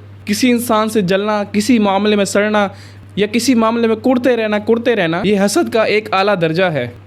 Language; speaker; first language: Urdu; native; Urdu